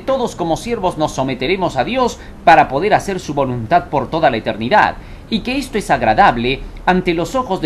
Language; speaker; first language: Spanish; native; Spanish